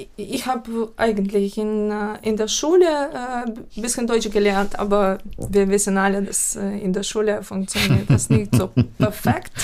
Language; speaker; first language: German; non-native, fluent; Ukrainian